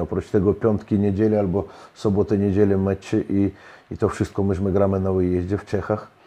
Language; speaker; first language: Polish; non-native, fluent; Russian